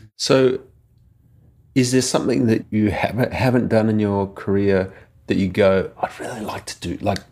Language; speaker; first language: English; native; English